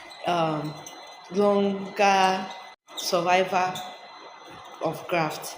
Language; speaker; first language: English; non-native, local second language; Yoruba